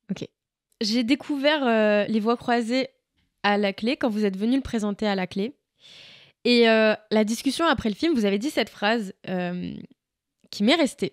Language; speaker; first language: French; native; French